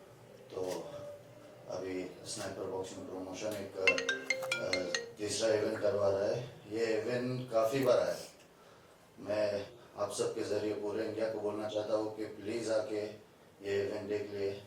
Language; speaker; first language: Hindi; non-native, fluent; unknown